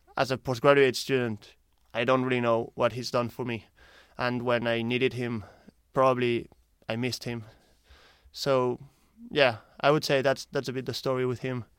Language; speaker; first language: English; non-native, fluent; Spanish